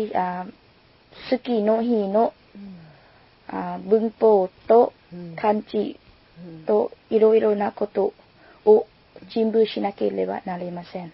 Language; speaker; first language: Japanese; non-native, learner; Lao